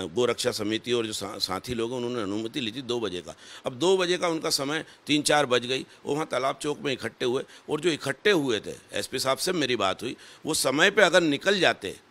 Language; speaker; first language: Hindi; native; Hindi